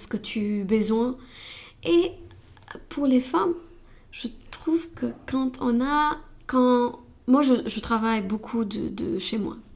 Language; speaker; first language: French; non-native, learner; Romanian